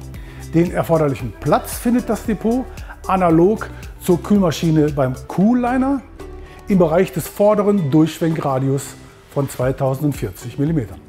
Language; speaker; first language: German; native; German